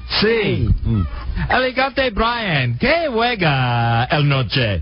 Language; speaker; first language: Spanish; non-native, learner; English